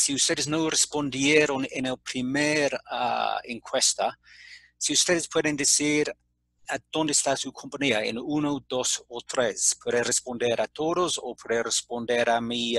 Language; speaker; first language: Spanish; non-native, fluent; English